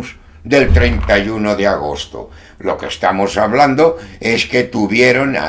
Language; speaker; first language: Spanish; native; Spanish